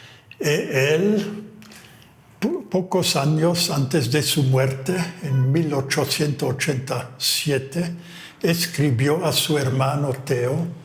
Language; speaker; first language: Spanish; non-native, fluent; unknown